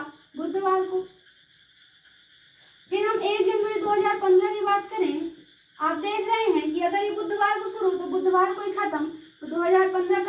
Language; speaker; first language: Hindi; native; Hindi